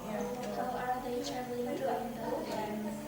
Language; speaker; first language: English; non-native, learner; Indonesian